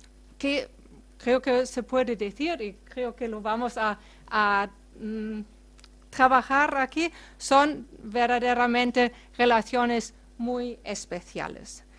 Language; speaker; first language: Spanish; non-native, fluent; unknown